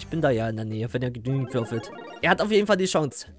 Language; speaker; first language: German; native; German